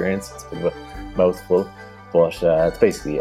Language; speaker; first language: English; native; English